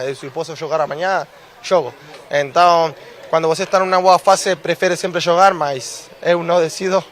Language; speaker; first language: Portuguese; non-native, fluent; Spanish